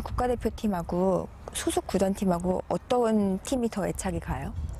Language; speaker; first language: Korean; native; Korean